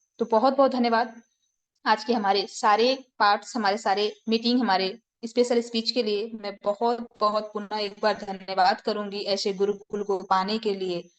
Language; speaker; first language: Hindi; native; Hindi